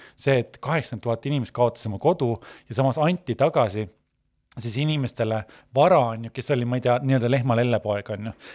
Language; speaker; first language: Estonian; native; Estonian